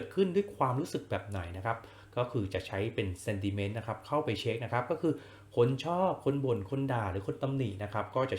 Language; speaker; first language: Thai; native; Thai